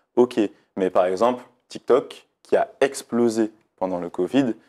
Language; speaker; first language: French; native; French